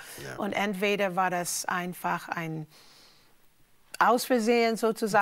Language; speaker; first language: German; non-native, fluent; English